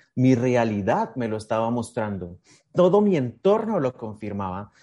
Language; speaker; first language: Spanish; native; Spanish